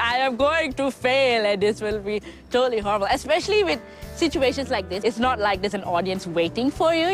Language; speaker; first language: English; non-native, local second language; Bangla